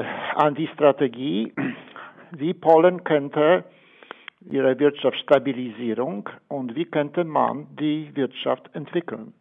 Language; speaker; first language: German; non-native, fluent; Polish